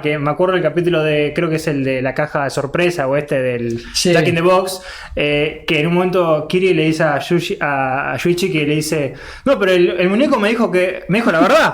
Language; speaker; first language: Spanish; native; Spanish